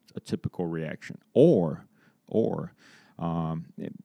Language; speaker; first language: English; non-native, fluent; Portuguese